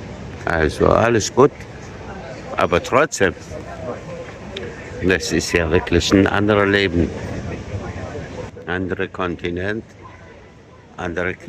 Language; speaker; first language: German; non-native, learner; Persian